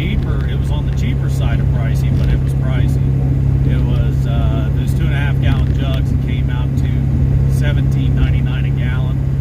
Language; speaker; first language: English; native; English